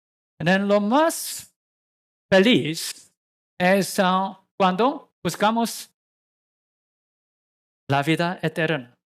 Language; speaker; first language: Spanish; non-native, learner; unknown